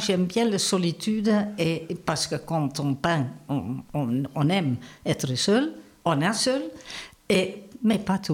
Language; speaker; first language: French; non-native, learner; Dutch